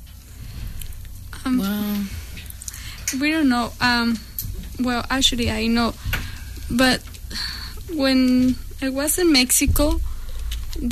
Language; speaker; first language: English; non-native, learner; Spanish